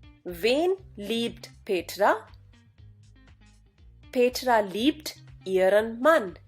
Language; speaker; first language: German; non-native, fluent; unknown